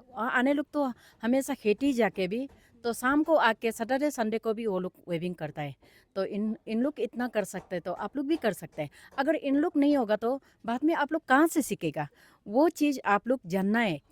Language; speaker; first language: Hindi; non-native, local second language; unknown